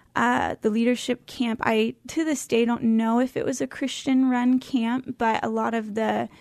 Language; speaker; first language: English; native; English